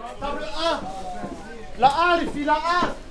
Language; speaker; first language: French; non-native, learner; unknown